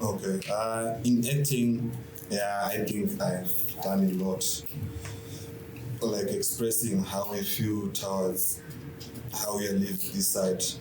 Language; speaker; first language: English; non-native, local second language; Shona